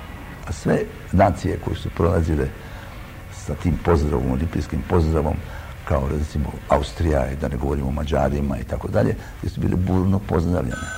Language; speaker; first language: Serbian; early bilingual, heritage; Croatian